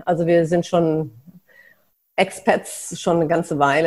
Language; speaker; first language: German; native; German